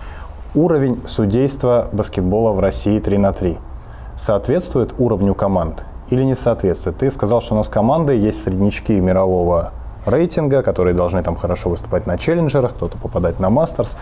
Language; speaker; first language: Russian; native; Russian